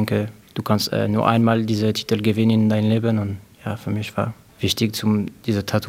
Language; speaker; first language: German; non-native, learner; French